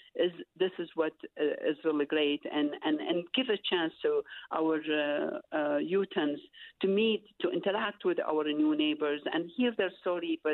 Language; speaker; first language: English; non-native, fluent; Arabic